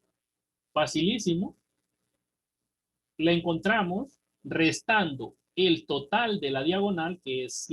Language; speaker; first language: Spanish; native; Spanish